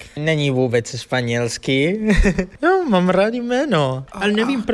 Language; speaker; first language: Czech; non-native, learner; Spanish